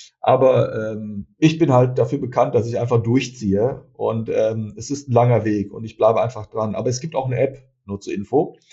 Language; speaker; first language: German; early bilingual, other home language; Turkish